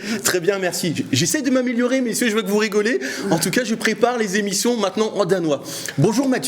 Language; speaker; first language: French; native; French